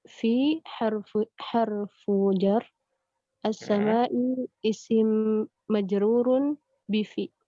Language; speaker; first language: Arabic; non-native, learner; Indonesian